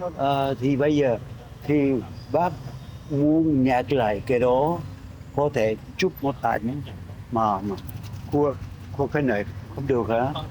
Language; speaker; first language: Vietnamese; non-native, fluent; French